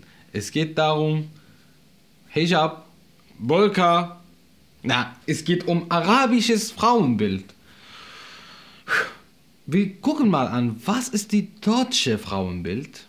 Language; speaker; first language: German; non-native, fluent; Arabic